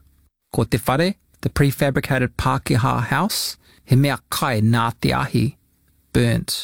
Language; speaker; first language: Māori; non-native, local second language; English